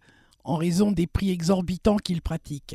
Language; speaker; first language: French; native; French